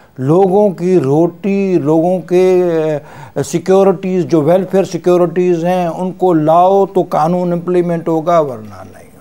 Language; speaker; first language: Urdu; non-native, local second language; Sindhi